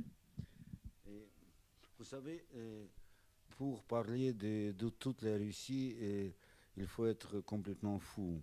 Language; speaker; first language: French; non-native, fluent; Russian